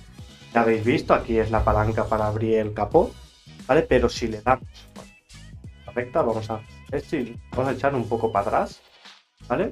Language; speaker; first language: Spanish; native; Spanish